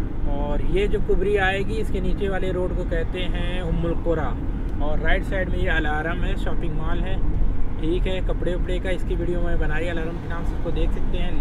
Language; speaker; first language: Hindi; native; Hindi